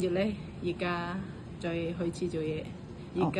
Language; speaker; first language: Cantonese; non-native, learner; Indonesian